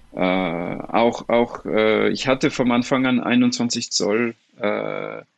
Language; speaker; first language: German; non-native, fluent; French